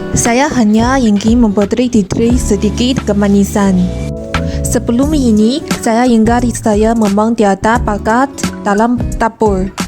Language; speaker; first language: Malay; non-native, learner; Chinese